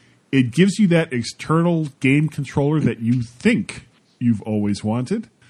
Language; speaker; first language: English; native; English